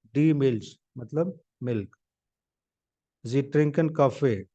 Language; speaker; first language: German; non-native, fluent; Hindi